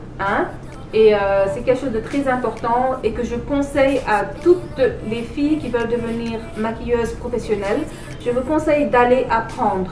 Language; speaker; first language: French; non-native, local second language; Wolof